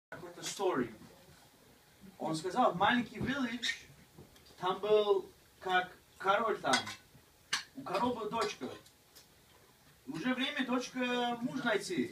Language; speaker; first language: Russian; early bilingual, heritage; Russian